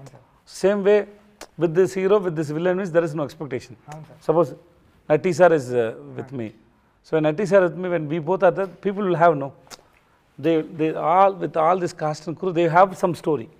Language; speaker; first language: Telugu; non-native, learner; Tamil